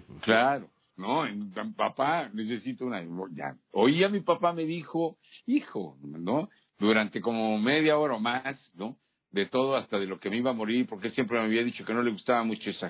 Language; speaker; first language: Spanish; native; Spanish